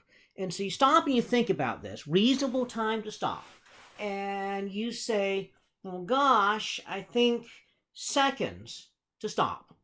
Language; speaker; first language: English; native; English